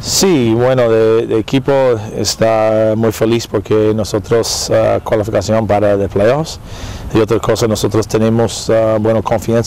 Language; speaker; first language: Spanish; non-native, learner; English